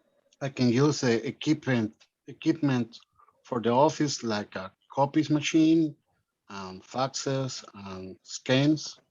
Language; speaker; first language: English; non-native, learner; Spanish